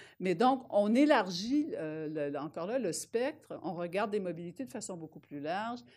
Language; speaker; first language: French; native; French